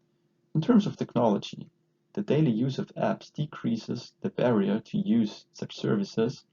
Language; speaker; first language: English; non-native, fluent; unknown